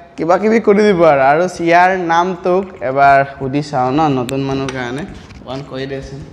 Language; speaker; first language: Assamese; non-native, local second language; Mising